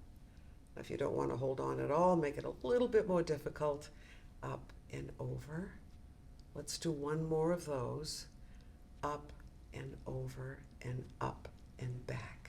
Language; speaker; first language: English; native; English